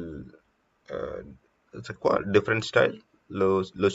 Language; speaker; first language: French; non-native, learner; Telugu